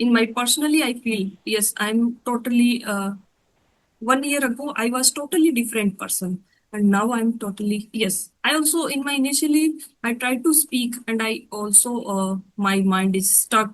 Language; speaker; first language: English; non-native, learner; Hindi